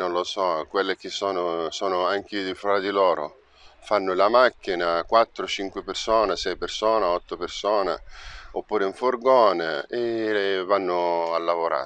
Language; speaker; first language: Italian; non-native, fluent; Arabic